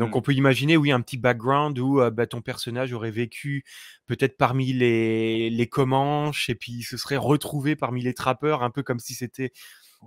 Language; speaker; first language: French; native; French